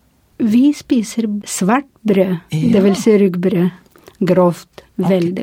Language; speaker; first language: Norwegian; non-native, fluent; Russian